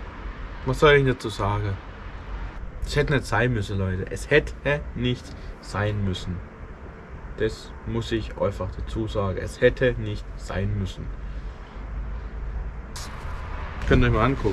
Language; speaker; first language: German; native; German